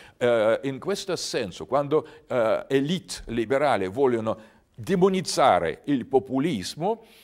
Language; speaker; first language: Italian; non-native, learner; Russian